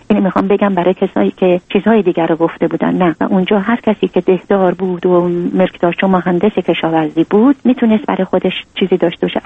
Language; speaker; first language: Persian; native; Persian